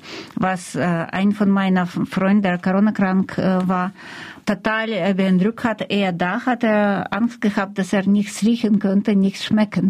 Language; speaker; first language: German; non-native, fluent; Russian